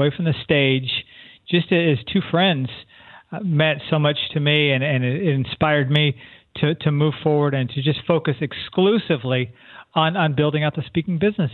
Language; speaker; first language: English; native; English